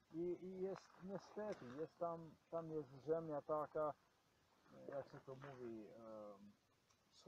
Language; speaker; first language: Polish; non-native, learner; Croatian